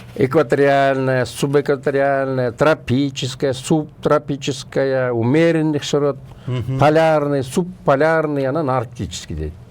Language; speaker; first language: Russian; non-native, local second language; Kyrgyz